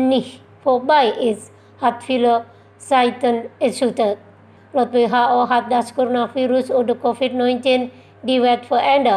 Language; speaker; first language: German; non-native, fluent; Indonesian